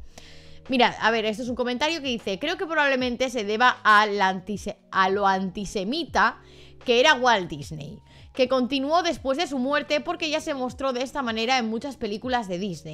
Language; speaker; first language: Spanish; native; Spanish